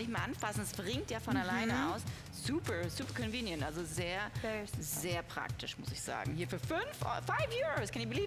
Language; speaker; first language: German; native; German